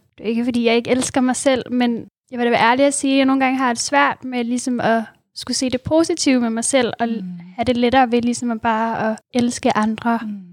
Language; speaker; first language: Danish; native; Danish